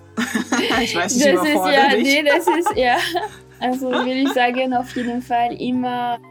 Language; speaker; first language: German; non-native, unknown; French